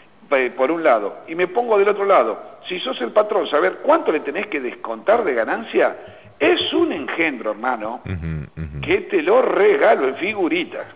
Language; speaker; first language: Spanish; native; Spanish